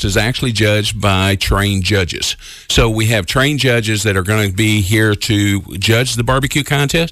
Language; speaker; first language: English; native; English